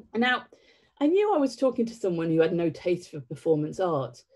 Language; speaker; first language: English; native; English